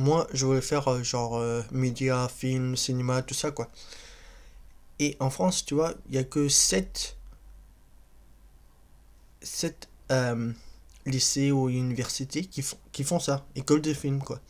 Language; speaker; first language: French; non-native, fluent; English